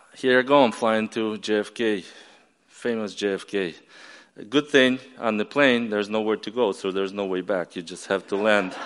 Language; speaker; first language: English; non-native, fluent; Ukrainian